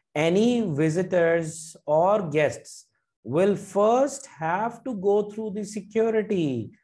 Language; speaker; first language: English; non-native, local second language; Punjabi